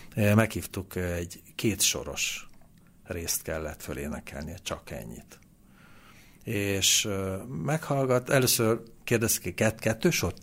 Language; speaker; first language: Hungarian; native; Hungarian